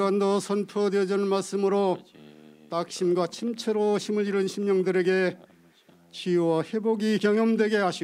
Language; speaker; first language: Korean; native; Korean